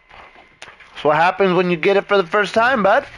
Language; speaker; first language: English; native; English